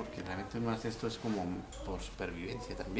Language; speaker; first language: Spanish; native; Spanish